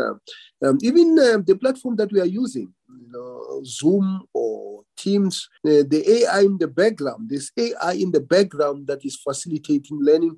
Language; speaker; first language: English; non-native, local second language; Venda